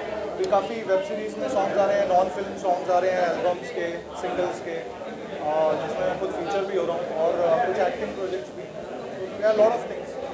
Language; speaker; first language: Hindi; native; Hindi